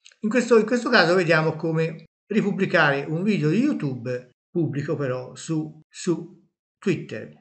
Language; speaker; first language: Italian; native; Italian